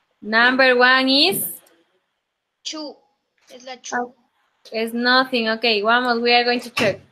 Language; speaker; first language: English; non-native, learner; Spanish